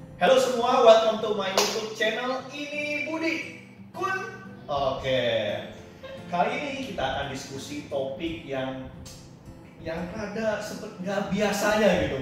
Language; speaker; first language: Indonesian; native; Indonesian